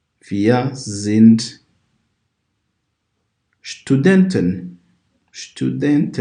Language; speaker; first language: German; non-native, fluent; Kinyarwanda